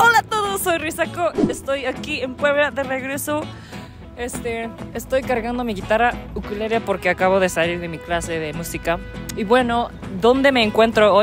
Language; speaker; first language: Spanish; non-native, fluent; Japanese